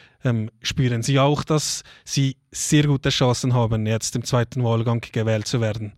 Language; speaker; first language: German; native; German